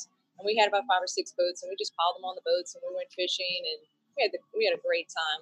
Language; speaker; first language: English; native; English